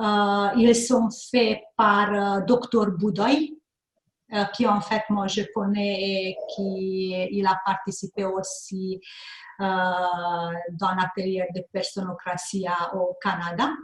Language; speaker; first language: French; non-native, fluent; Hungarian